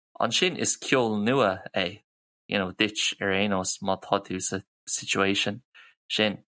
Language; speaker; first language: Irish; non-native, local second language; English